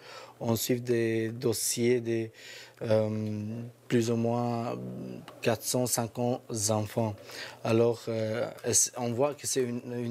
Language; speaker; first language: French; non-native, fluent; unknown